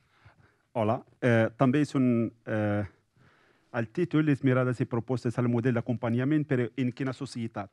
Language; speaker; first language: Catalan; non-native, local second language; Spanish